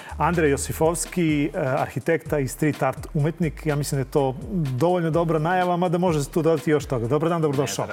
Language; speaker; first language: Serbian; native; Serbian